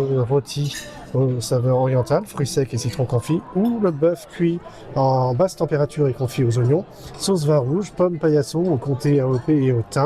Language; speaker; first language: French; native; French